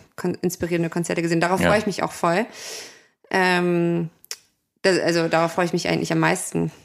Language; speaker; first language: German; native; German